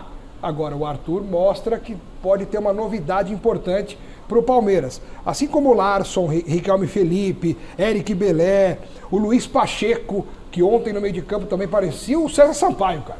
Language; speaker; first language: Portuguese; native; Portuguese